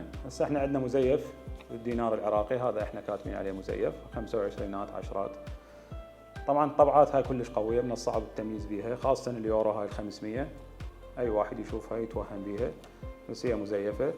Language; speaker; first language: Arabic; native; Arabic